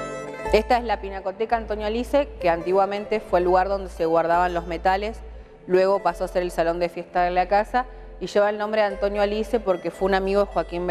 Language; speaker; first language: Spanish; native; Spanish